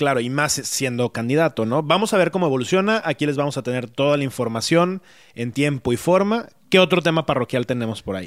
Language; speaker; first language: Spanish; native; Spanish